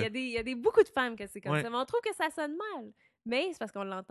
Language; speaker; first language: French; native; French